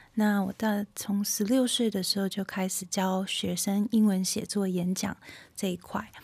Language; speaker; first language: Chinese; early bilingual, heritage; Chinese